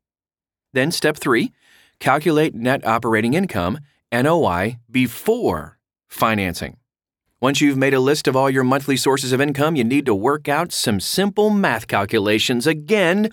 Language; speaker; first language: English; native; English